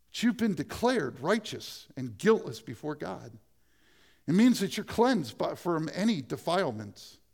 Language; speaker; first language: English; native; English